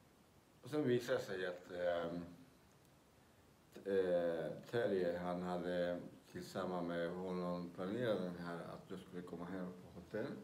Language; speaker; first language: Swedish; non-native, learner; Spanish